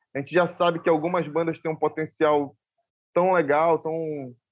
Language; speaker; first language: Portuguese; native; Portuguese